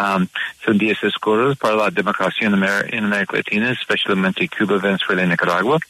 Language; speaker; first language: Spanish; non-native, learner; English